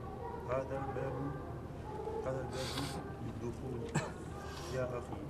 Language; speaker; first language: Arabic; non-native, learner; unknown